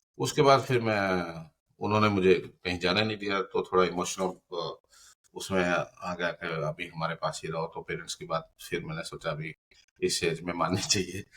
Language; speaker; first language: Hindi; non-native, local second language; Punjabi